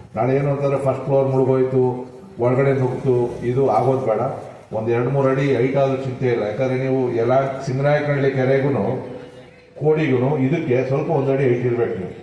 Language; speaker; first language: Kannada; native; Kannada